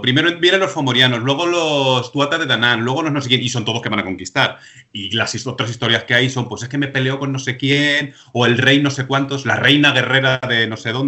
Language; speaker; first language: Spanish; native; Spanish